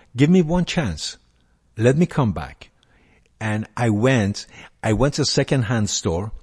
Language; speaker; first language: English; non-native, fluent; Persian